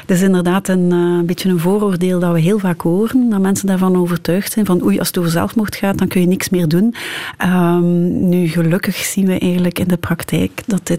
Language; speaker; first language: Dutch; native; Dutch